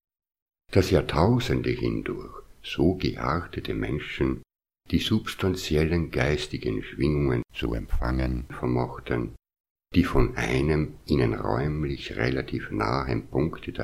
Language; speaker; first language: German; native; German